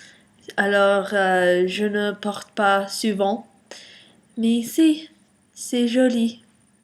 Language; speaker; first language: French; non-native, learner; English